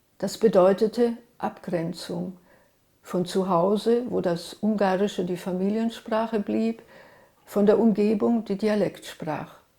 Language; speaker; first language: German; early bilingual, other home language; Hungarian